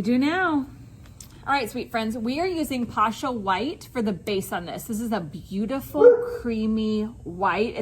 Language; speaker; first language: English; native; English